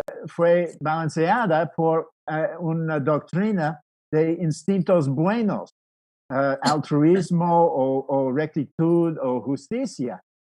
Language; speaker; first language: Spanish; non-native, fluent; English